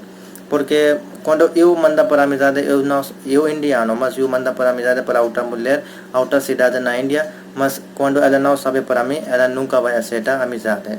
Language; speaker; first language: Portuguese; non-native, learner; Hindi